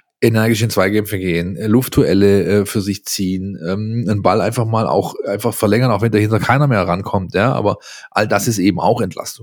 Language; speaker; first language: German; native; German